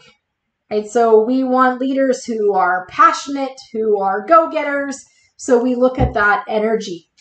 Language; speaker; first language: English; native; English